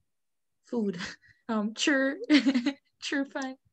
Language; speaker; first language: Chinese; non-native, learner; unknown